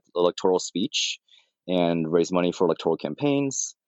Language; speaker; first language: English; native; English